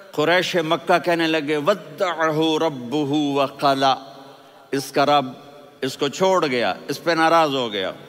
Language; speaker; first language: Urdu; non-native, local second language; Punjabi